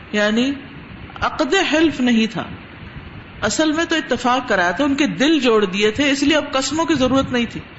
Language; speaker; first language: Urdu; non-native, local second language; Punjabi